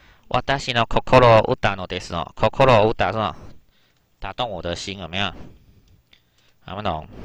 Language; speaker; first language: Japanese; non-native, fluent; Chinese